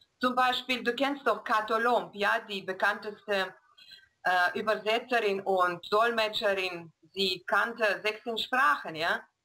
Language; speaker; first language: German; non-native, fluent; Russian